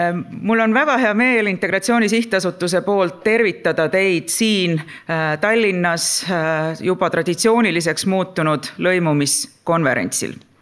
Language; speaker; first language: Estonian; native; Estonian